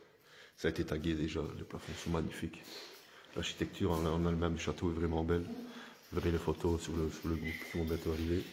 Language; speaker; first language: French; native; French